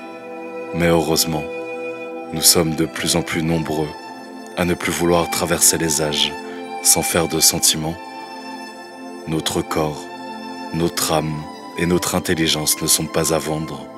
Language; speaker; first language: French; native; French